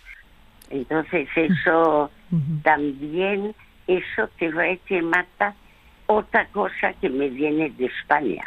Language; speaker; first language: Spanish; early bilingual, other home language; French